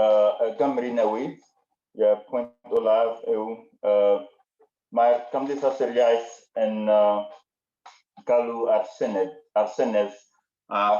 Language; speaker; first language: Welsh; non-native, learner; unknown